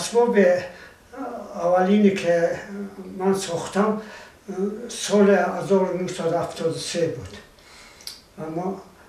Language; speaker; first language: Persian; non-native, local second language; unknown